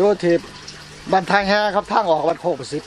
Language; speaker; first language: Thai; non-native, local second language; Northeastern Thai